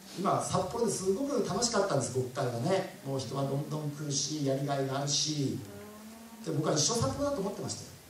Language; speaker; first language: Japanese; native; Japanese